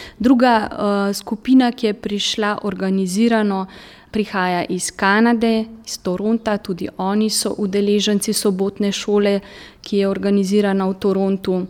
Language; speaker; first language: Slovenian; native; Slovenian